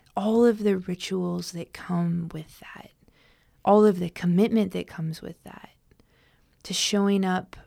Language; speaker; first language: English; native; English